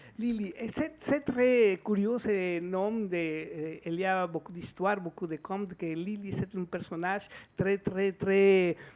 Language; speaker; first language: French; non-native, fluent; Spanish